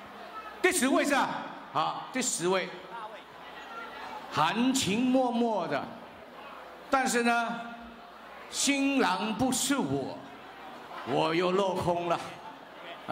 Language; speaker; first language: Chinese; early bilingual, heritage; Chinese